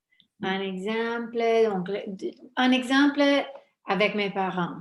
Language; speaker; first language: French; non-native, fluent; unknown